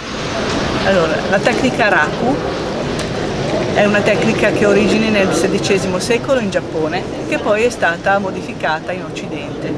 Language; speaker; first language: Italian; native; Italian